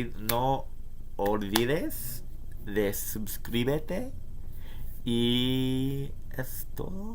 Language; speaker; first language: Spanish; non-native, learner; English